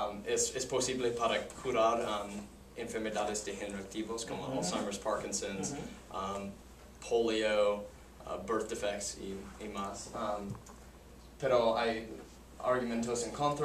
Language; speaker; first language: Spanish; non-native, learner; English